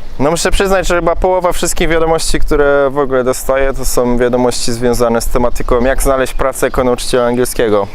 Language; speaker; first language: Polish; native; Polish